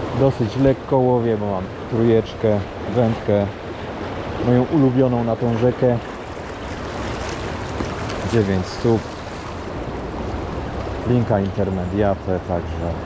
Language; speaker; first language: Polish; native; Polish